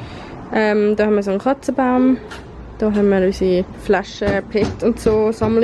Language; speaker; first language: German; native; German